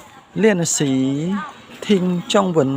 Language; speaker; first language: Chinese; non-native, learner; Khmer